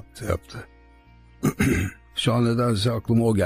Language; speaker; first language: Turkish; native; Turkish